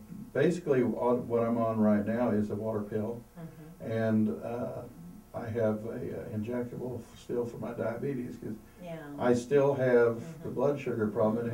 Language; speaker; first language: English; native; English